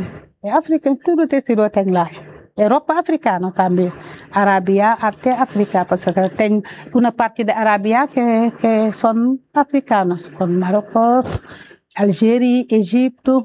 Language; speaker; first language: Portuguese; non-native, learner; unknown